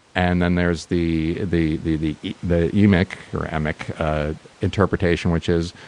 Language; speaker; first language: English; native; English